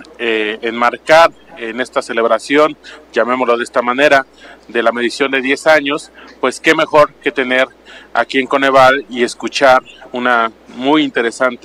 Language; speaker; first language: Spanish; native; Spanish